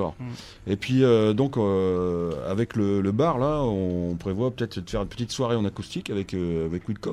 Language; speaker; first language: French; native; French